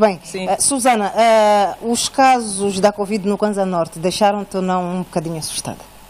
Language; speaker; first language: Portuguese; native; Portuguese